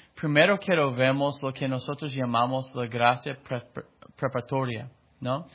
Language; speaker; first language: Spanish; non-native, fluent; English